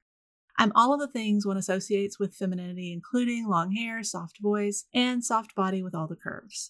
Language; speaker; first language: English; native; English